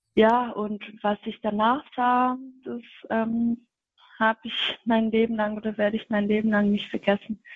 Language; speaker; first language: German; non-native, fluent; Kinyarwanda